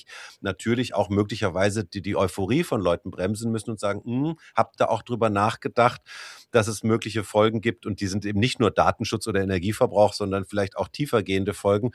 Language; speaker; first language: German; native; German